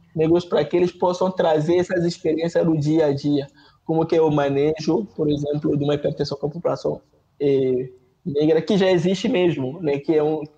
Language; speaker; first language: Portuguese; non-native, fluent; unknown